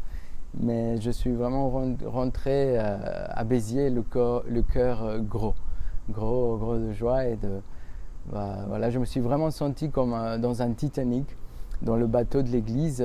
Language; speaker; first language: French; non-native, fluent; Spanish